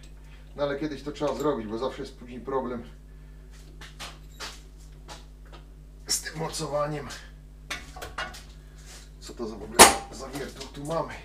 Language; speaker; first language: Polish; native; Polish